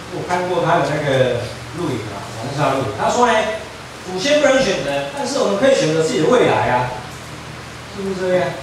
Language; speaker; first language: Chinese; native; Chinese